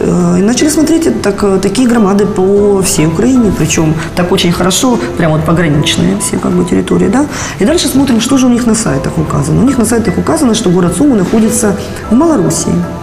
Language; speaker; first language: Russian; native; Russian